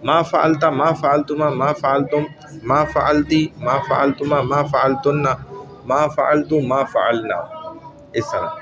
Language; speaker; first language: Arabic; non-native, fluent; Urdu